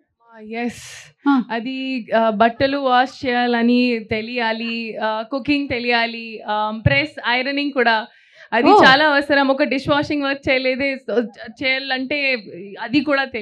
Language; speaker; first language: Telugu; non-native, fluent; Hindi